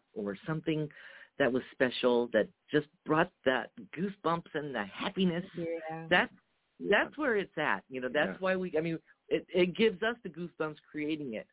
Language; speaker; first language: English; early bilingual, other home language; Japanese